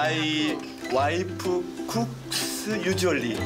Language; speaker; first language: English; non-native, learner; Korean